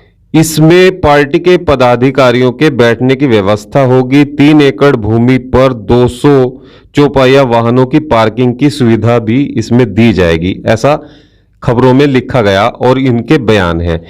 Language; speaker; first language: Hindi; native; Hindi